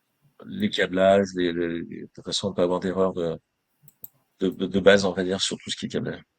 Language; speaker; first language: French; native; French